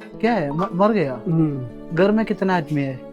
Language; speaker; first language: Hindi; non-native, local second language; Malayalam